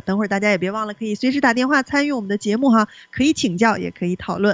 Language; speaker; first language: Chinese; native; Chinese